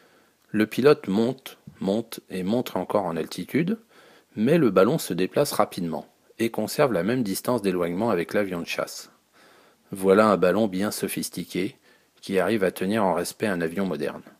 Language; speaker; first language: French; native; French